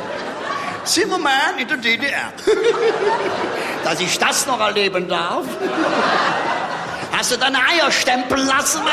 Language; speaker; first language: German; native; German